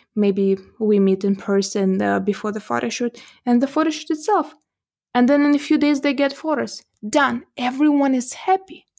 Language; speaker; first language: English; non-native, fluent; Russian